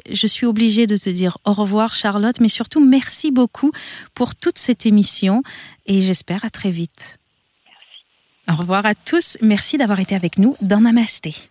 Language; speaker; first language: French; native; French